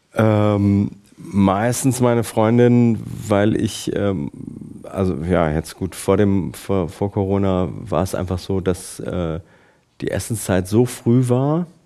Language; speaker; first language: German; native; German